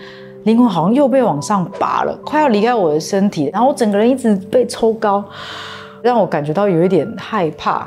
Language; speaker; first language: Chinese; native; Chinese